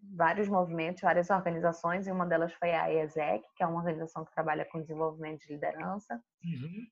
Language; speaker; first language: Portuguese; native; Portuguese